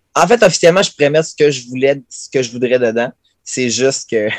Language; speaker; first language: French; native; French